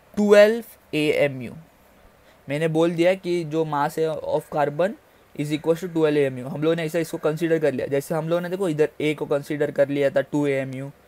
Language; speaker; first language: Hindi; native; Hindi